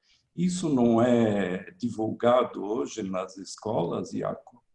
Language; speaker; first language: Portuguese; early bilingual, other home language; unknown